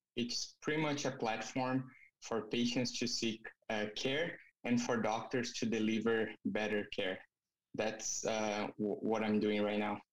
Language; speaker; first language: English; non-native, fluent; Portuguese